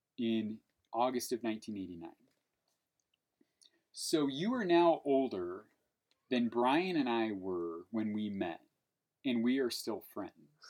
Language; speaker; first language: English; native; English